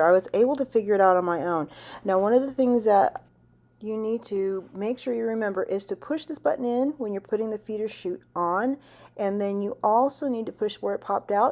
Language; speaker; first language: English; native; English